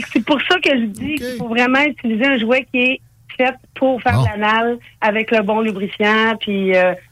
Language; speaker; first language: French; native; French